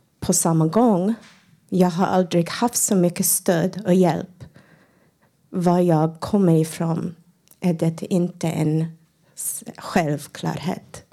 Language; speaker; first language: Swedish; non-native, learner; English